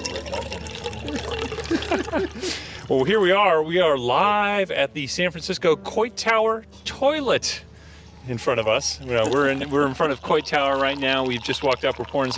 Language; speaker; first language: English; native; English